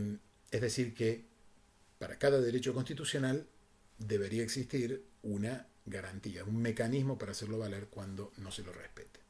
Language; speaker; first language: Spanish; native; Spanish